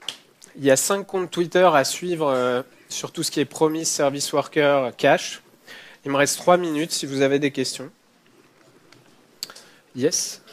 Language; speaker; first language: French; native; French